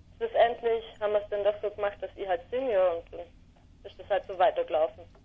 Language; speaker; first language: German; native; German